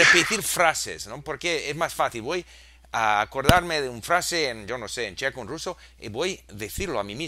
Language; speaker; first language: Spanish; non-native, fluent; English